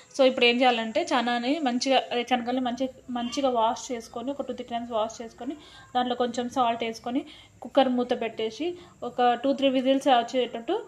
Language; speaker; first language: Telugu; non-native, local second language; Lambadi